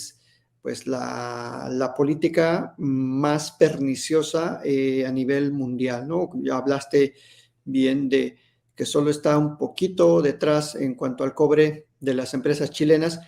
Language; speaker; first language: Spanish; native; Spanish